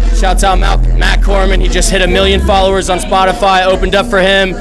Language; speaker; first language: English; native; English